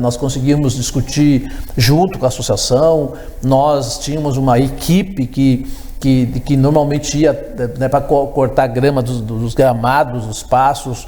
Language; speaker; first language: Portuguese; native; Portuguese